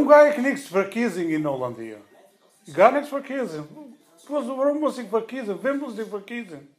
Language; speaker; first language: Dutch; non-native, learner; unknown